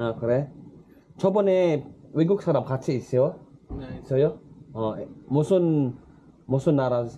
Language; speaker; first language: Korean; non-native, learner; Cebuano